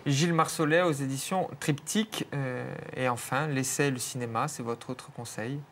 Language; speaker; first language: French; native; French